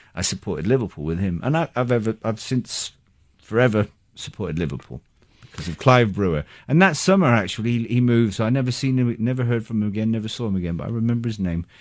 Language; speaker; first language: English; native; English